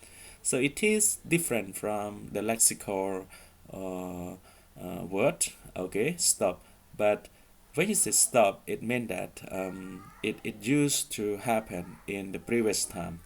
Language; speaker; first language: English; non-native, fluent; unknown